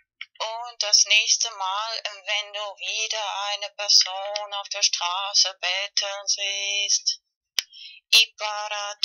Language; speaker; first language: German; non-native, fluent; Spanish